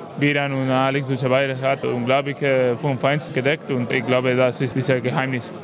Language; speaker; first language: German; non-native, learner; Spanish